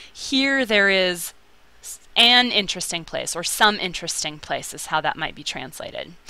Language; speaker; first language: English; native; English